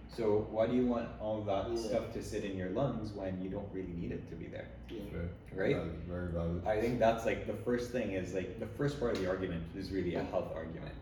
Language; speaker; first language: English; early bilingual, other home language; Arabic